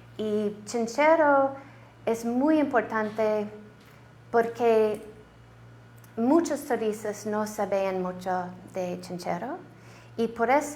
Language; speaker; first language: Spanish; non-native, learner; English